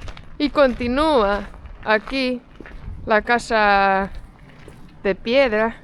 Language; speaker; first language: Spanish; non-native, fluent; Estonian